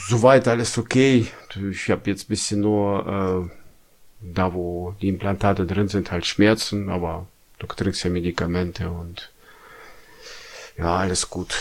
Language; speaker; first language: German; non-native, fluent; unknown